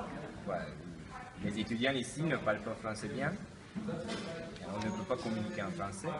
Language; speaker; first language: French; non-native, learner; Turkish